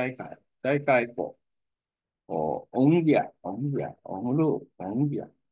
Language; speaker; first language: Vietnamese; non-native, learner; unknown